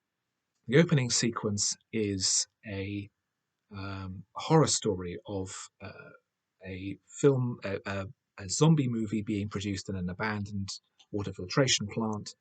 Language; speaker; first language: English; native; English